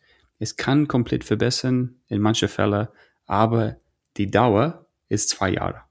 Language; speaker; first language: German; non-native, fluent; English